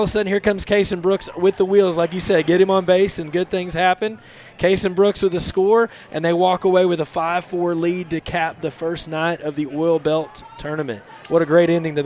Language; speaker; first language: English; native; English